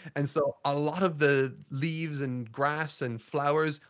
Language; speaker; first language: English; native; English